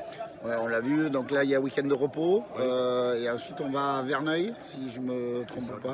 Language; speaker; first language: French; native; French